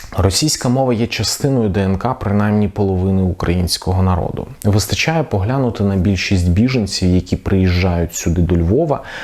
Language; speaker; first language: Ukrainian; non-native, local second language; Russian